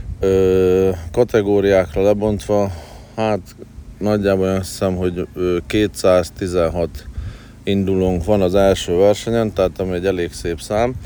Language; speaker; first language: Hungarian; native; Hungarian